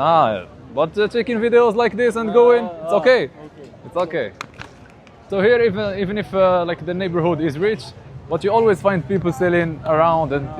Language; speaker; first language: English; non-native, learner; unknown